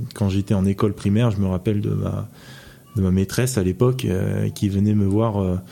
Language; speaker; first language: French; native; French